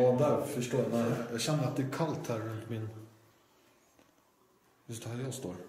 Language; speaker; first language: Swedish; native; Swedish